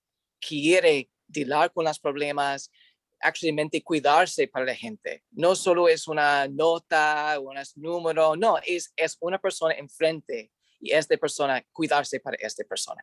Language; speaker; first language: Spanish; non-native, learner; English